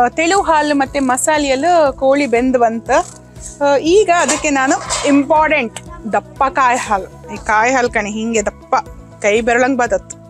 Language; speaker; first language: Kannada; native; Kannada